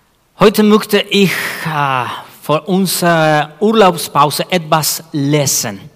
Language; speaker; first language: German; non-native, fluent; Spanish